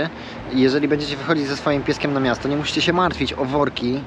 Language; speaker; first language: Polish; native; Polish